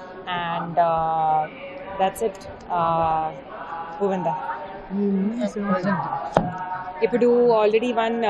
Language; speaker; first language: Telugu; non-native, learner; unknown